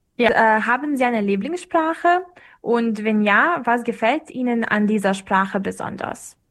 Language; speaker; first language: German; non-native, fluent; Serbian